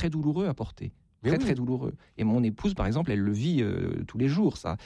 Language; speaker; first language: French; native; French